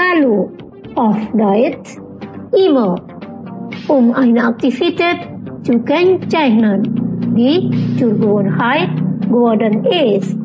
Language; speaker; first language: German; non-native, learner; Indonesian